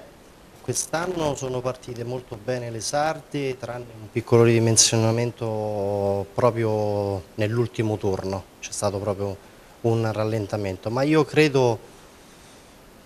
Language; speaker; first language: Italian; native; Italian